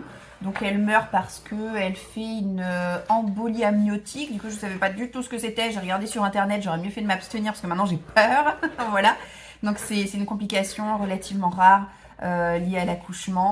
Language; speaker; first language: French; native; French